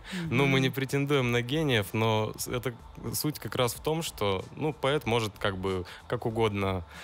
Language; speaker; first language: Russian; native; Russian